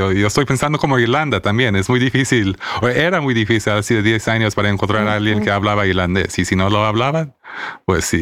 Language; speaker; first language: Spanish; non-native, fluent; English